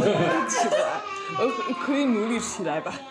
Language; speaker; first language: Chinese; non-native, learner; English